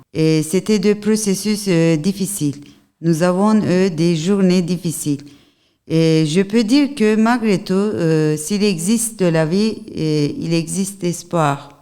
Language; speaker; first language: French; non-native, learner; Turkish